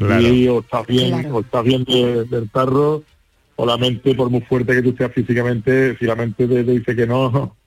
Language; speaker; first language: Spanish; native; Spanish